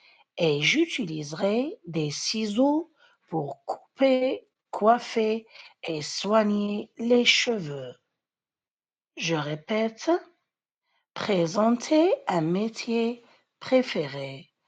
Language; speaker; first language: French; non-native, fluent; Arabic